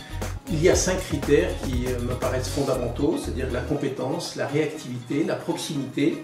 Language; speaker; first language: French; native; French